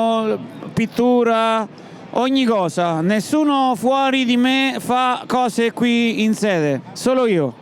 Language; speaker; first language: Italian; native; Italian